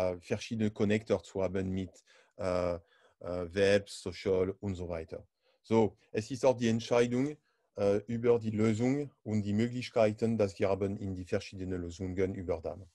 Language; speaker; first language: German; non-native, learner; French